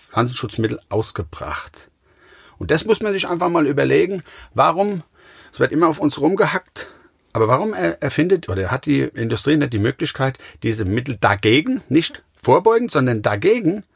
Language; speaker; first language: German; native; German